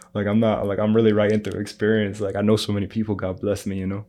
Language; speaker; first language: English; early bilingual, other home language; Greek